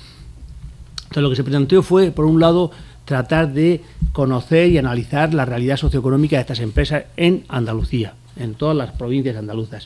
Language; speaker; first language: Spanish; native; Spanish